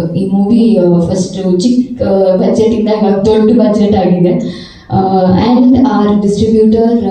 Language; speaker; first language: Kannada; native; Kannada